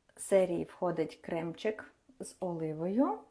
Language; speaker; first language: Ukrainian; non-native, local second language; Russian